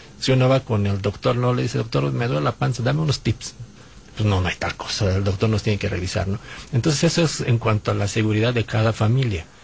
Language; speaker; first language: Spanish; non-native, fluent; Serbian